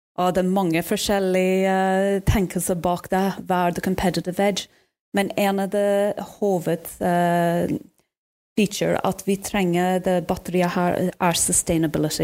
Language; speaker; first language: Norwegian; non-native, fluent; English